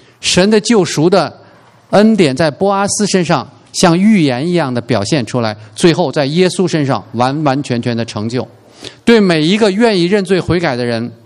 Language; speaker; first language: Chinese; native; Chinese